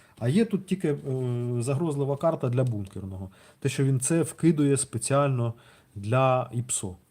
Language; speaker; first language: Ukrainian; non-native, local second language; Russian